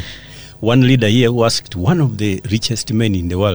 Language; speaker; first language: English; non-native, local second language; Ganda